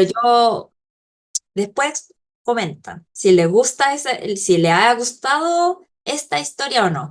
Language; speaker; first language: Spanish; non-native, fluent; Korean